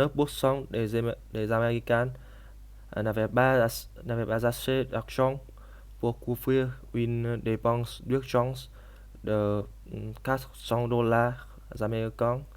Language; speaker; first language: French; non-native, learner; Vietnamese